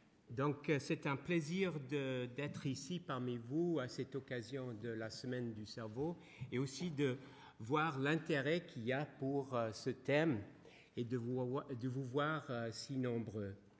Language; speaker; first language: French; non-native, fluent; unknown